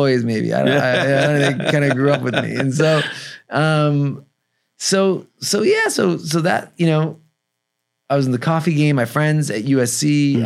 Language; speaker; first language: English; native; English